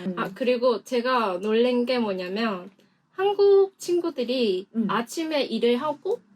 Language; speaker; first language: Korean; non-native, fluent; Vietnamese